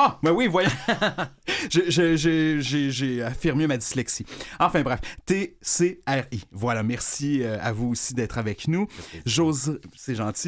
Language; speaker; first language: French; native; French